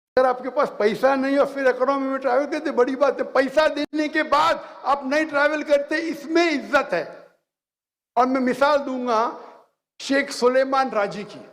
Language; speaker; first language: Hindi; non-native, local second language; Konkani